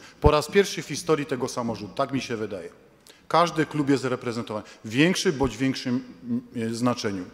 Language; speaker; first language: Polish; native; Polish